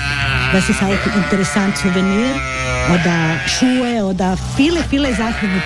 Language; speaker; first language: German; non-native, learner; Croatian